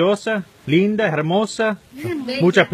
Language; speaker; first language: Spanish; non-native, learner; English